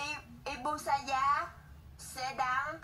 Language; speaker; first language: Indonesian; non-native, learner; Vietnamese